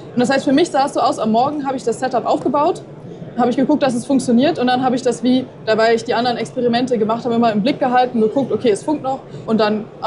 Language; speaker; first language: German; native; German